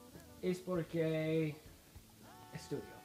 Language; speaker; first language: Spanish; non-native, learner; English